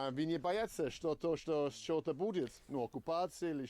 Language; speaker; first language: Russian; non-native, learner; English